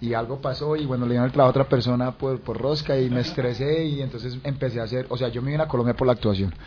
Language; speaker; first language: Spanish; native; Spanish